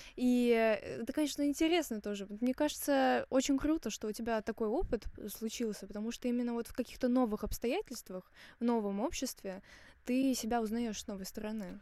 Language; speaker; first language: Russian; native; Russian